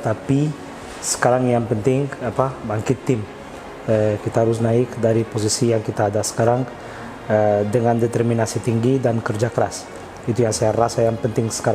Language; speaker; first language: Indonesian; non-native, fluent; Portuguese